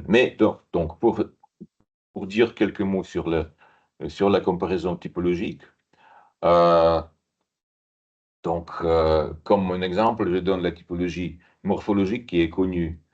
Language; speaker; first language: French; non-native, fluent; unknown